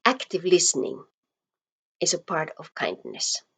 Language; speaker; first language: English; non-native, fluent; Finnish